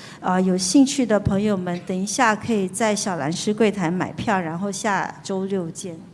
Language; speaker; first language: Chinese; native; Chinese